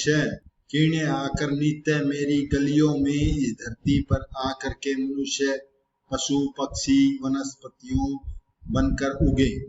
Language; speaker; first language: Hindi; native; Hindi